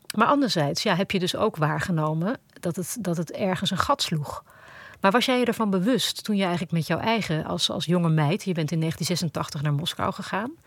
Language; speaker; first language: Dutch; native; Dutch